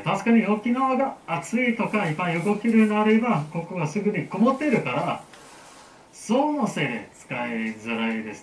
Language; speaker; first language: Japanese; non-native, learner; English